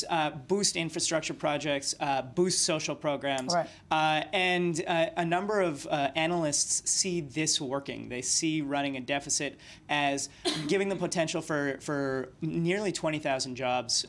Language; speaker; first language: English; native; English